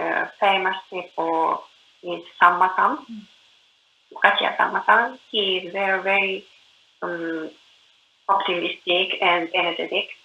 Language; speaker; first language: English; non-native, learner; Japanese